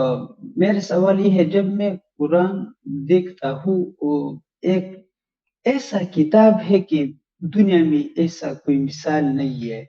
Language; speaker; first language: Hindi; non-native, learner; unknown